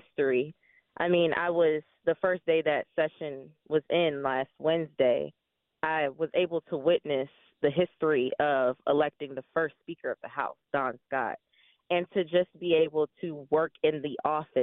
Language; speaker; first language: English; native; English